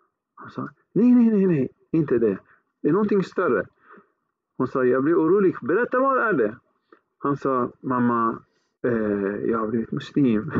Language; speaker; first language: Swedish; early bilingual, other home language; Arabic